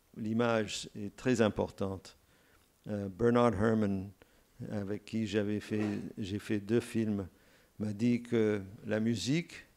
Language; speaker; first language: French; non-native, fluent; English